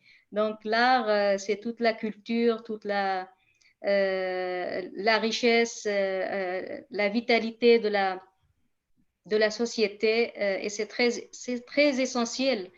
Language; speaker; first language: French; non-native, fluent; Kurdish